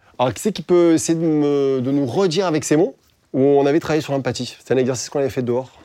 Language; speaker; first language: French; native; French